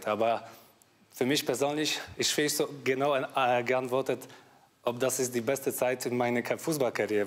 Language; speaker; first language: German; non-native, fluent; Polish